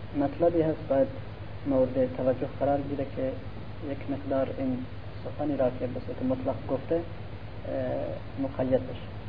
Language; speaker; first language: Persian; non-native, local second language; Central Kurdish